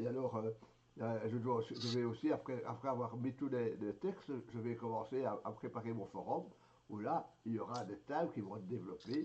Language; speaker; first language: French; native; French